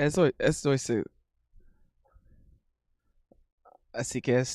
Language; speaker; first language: Spanish; non-native, learner; English